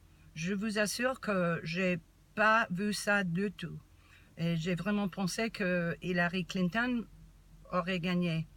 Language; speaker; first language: French; non-native, learner; English